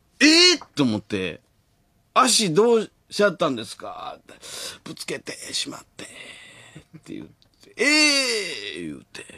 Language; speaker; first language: Japanese; native; Japanese